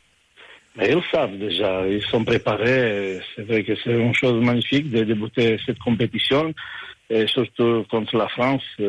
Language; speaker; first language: French; non-native, fluent; Romanian